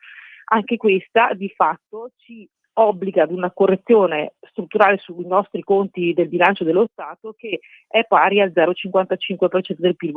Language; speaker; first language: Italian; native; Italian